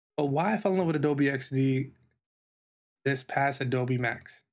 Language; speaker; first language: English; native; English